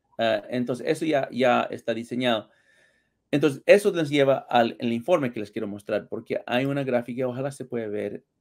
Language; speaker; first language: Spanish; early bilingual, heritage; Spanish